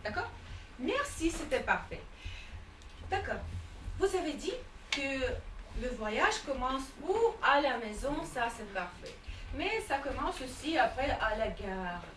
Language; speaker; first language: French; non-native, fluent; Russian